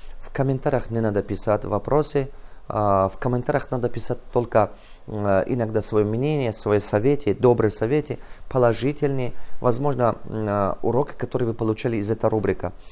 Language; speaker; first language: Russian; non-native, local second language; Tajik